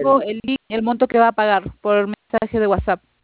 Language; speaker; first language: Spanish; native; Spanish